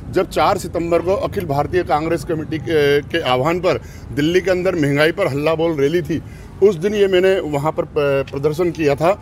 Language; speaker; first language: Hindi; native; Hindi